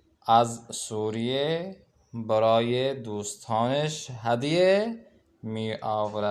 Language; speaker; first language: Persian; non-native, learner; Urdu